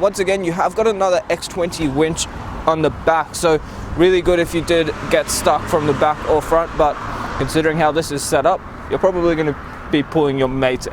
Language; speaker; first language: English; native; English